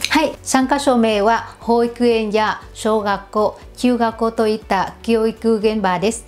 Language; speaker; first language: Japanese; non-native, fluent; Vietnamese